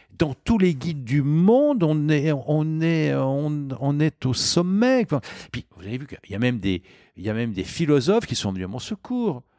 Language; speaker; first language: French; native; French